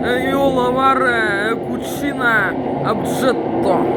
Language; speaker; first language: Italian; non-native, learner; Russian